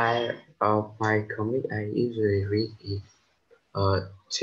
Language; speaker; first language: English; non-native, learner; Vietnamese